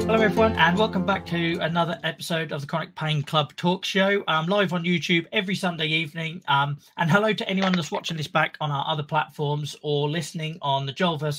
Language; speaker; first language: English; native; English